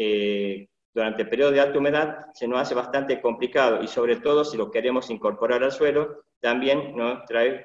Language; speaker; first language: Spanish; native; Spanish